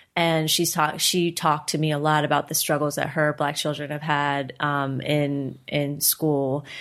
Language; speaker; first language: English; native; English